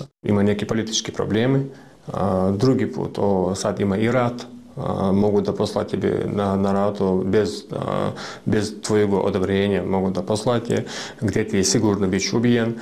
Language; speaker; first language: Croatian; non-native, learner; Arabic